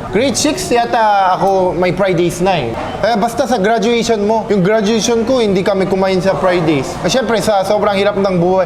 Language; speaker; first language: Filipino; non-native, fluent; Korean